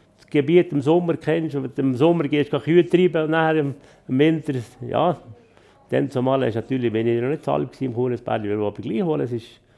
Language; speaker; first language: German; native; German